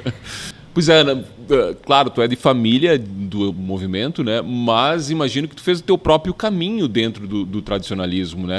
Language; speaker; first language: Portuguese; native; Portuguese